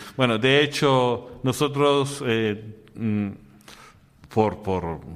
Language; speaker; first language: Spanish; native; Spanish